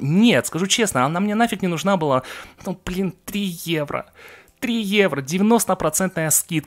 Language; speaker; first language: Russian; native; Russian